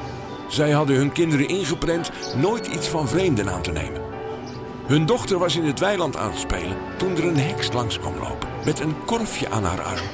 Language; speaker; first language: Dutch; native; Dutch